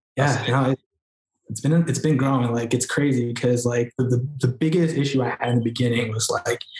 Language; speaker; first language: English; native; English